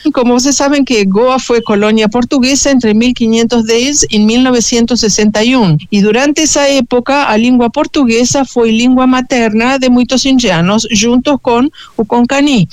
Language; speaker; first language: Portuguese; non-native, fluent; Spanish